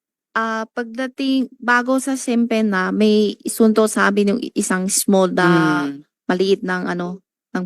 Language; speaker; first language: Filipino; non-native, local second language; Chinese